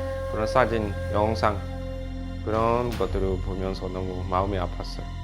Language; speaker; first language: Korean; non-native, fluent; Burmese